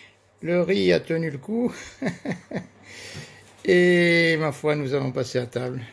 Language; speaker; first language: French; native; French